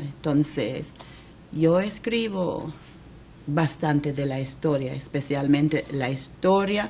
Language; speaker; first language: Spanish; non-native, fluent; English